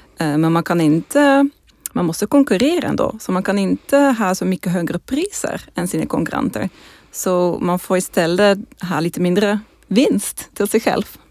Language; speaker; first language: Swedish; non-native, fluent; Dutch